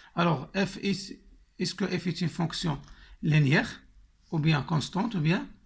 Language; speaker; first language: French; non-native, local second language; Arabic